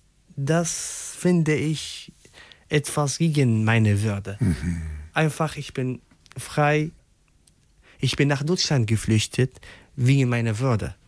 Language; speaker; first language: German; non-native, local second language; Arabic